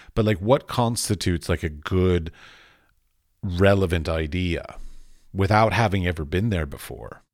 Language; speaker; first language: English; early bilingual, other home language; Finnish